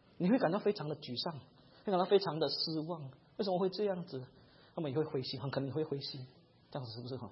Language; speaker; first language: Chinese; native; Chinese